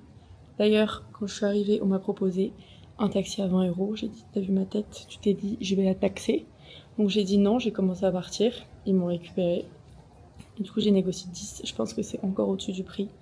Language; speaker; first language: French; native; French